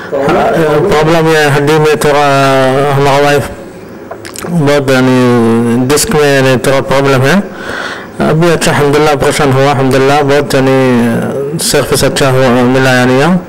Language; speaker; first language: Hindi; non-native, learner; Arabic